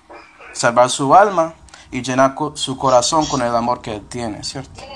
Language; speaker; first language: Spanish; non-native, fluent; English